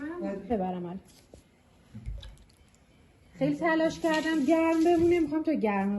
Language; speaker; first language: Persian; native; Persian